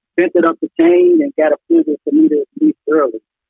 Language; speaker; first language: English; native; English